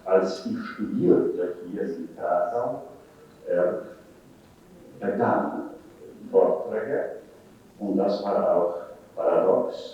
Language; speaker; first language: German; non-native, fluent; Polish